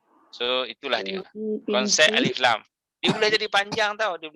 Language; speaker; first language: Malay; native; Malay